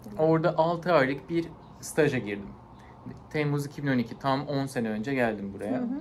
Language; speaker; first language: Turkish; native; Turkish